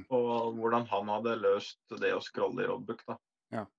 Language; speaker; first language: Norwegian; native; Norwegian